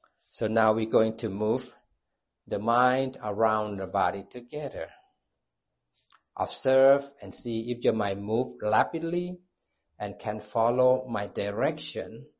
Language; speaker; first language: English; non-native, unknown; Thai